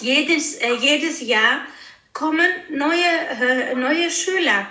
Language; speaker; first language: German; early bilingual, other home language; Greek